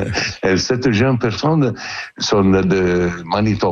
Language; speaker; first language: French; non-native, learner; Italian